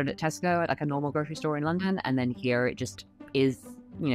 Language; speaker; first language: English; native; English